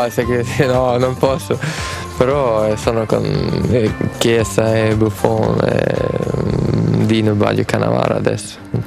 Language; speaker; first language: Italian; non-native, fluent; Swedish